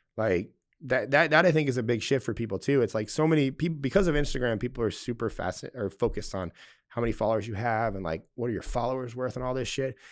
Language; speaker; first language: English; native; English